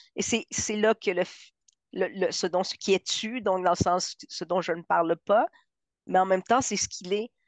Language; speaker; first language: French; early bilingual, other home language; Spanish